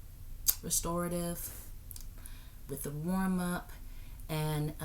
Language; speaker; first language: English; native; English